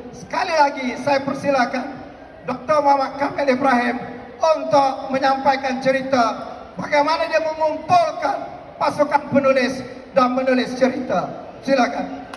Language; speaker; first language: Malay; native; Malay